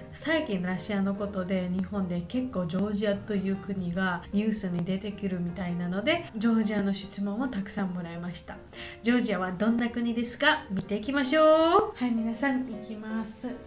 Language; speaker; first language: Japanese; non-native, learner; Georgian